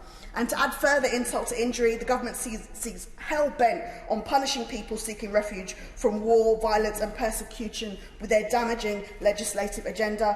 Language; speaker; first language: English; native; English